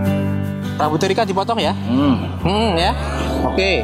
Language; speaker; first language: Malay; non-native, local second language; Javanese